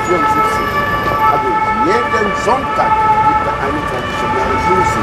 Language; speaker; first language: German; non-native, learner; French